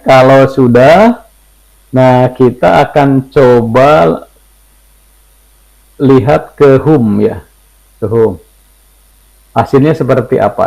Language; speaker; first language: Indonesian; native; Indonesian